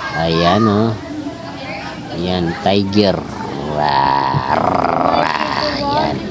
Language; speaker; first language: Filipino; non-native, local second language; Cebuano